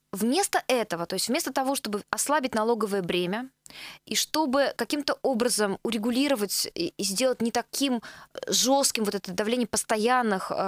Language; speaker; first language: Russian; native; Russian